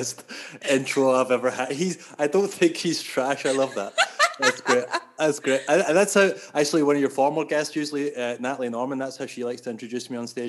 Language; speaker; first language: English; native; English